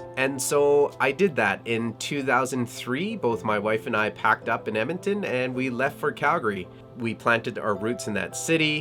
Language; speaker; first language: English; native; English